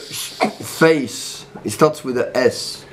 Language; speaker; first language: English; non-native, fluent; French